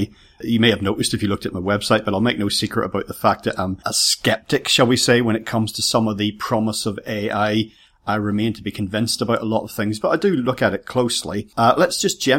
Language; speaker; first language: English; native; English